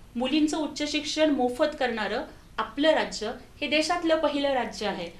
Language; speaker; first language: Marathi; non-native, local second language; Telugu